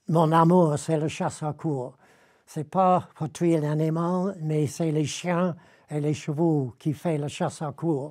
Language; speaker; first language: French; non-native, learner; English